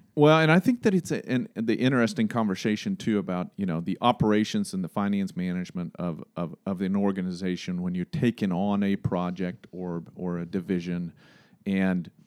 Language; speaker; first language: English; non-native, fluent; Swedish